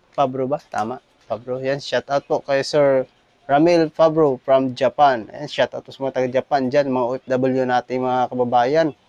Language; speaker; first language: Filipino; non-native, local second language; Cebuano